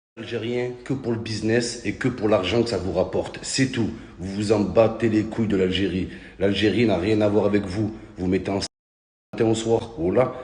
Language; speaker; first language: French; early bilingual, other home language; Arabic